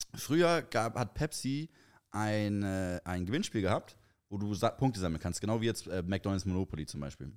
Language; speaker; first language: German; native; German